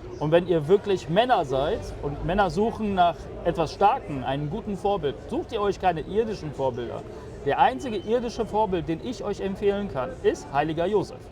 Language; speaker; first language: German; early bilingual, other home language; Polish